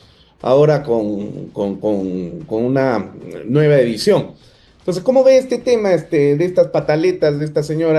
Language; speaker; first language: Spanish; native; Spanish